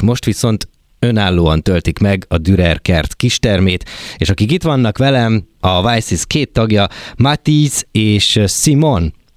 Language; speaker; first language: Hungarian; native; Hungarian